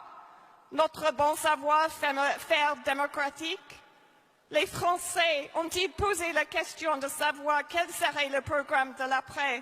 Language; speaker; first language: French; non-native, fluent; English